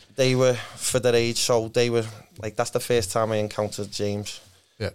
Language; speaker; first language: English; native; English